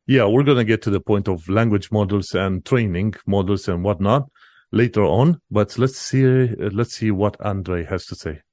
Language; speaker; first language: English; non-native, fluent; Romanian